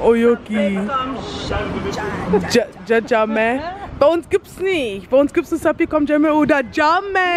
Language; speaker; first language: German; early bilingual, other home language; Lingala